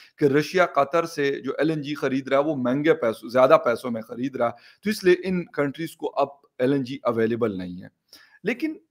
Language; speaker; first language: Urdu; non-native, local second language; Pashto